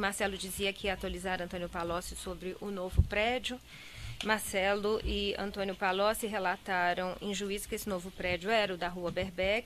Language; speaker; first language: Portuguese; native; Portuguese